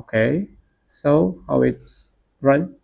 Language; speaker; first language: English; non-native, learner; Indonesian